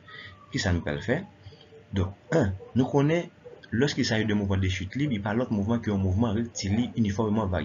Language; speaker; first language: French; non-native, local second language; Haitian Creole